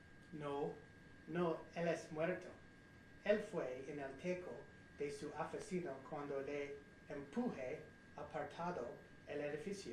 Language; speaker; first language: Spanish; non-native, learner; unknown